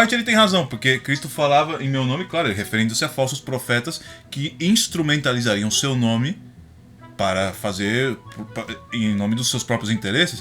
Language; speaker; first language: Portuguese; native; Portuguese